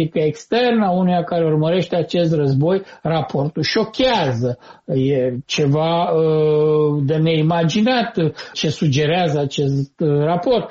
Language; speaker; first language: Romanian; native; Romanian